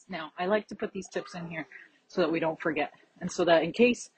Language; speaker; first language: English; native; English